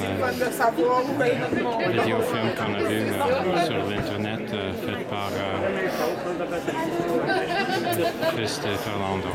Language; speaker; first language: French; non-native, local second language; English